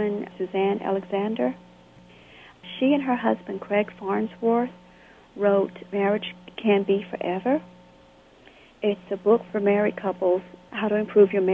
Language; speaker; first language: English; native; English